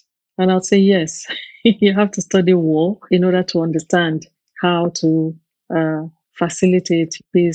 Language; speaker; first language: English; non-native, local second language; Yoruba